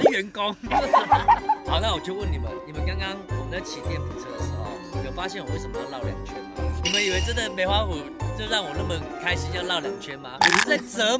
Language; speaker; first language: Chinese; native; Chinese